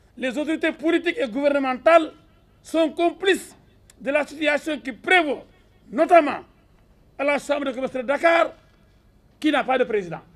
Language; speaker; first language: French; non-native, local second language; Wolof